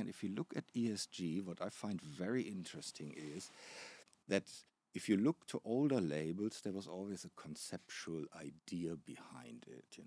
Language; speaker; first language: English; non-native, fluent; German